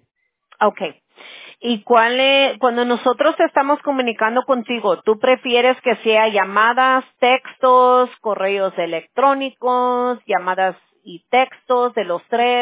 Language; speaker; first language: Spanish; early bilingual, heritage; English